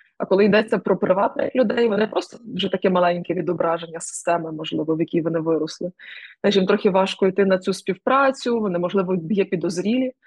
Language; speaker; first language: Ukrainian; native; Ukrainian